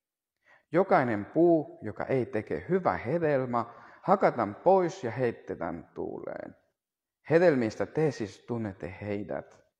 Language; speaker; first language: Finnish; non-native, fluent; Spanish